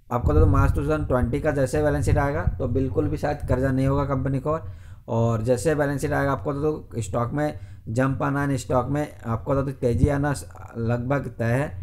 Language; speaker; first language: Hindi; native; Hindi